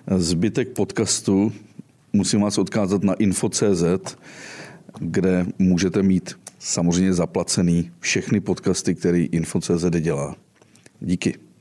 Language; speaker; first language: Czech; native; Czech